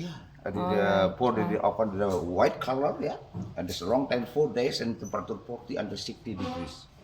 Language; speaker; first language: English; non-native, learner; Indonesian